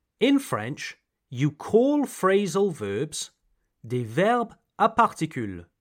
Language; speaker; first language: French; non-native, fluent; English